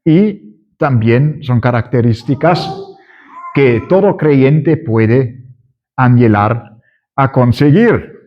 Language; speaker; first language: Spanish; non-native, fluent; German